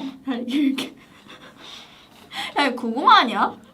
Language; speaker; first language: Korean; non-native, fluent; Chinese